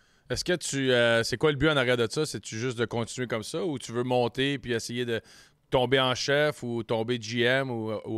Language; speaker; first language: French; native; French